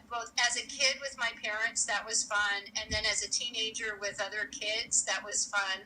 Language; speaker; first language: English; native; English